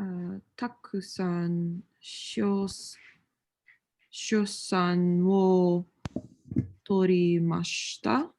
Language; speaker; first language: Japanese; non-native, learner; English